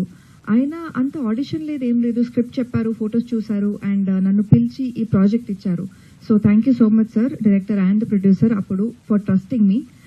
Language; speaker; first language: Telugu; non-native, fluent; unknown